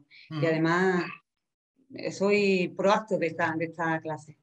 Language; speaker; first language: Spanish; native; Spanish